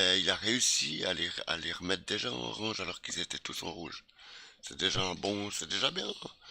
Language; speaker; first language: French; native; French